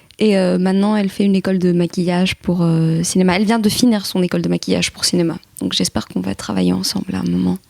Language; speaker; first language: French; early bilingual, other home language; Greek